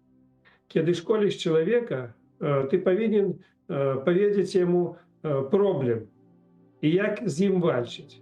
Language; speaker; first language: Polish; non-native, learner; Russian